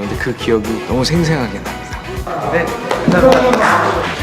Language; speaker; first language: Korean; native; Korean